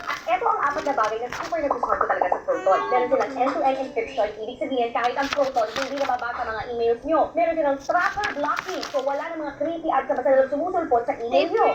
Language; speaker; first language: Filipino; native; Filipino